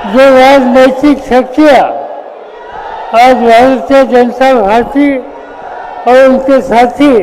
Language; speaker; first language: Hindi; non-native, local second language; Marathi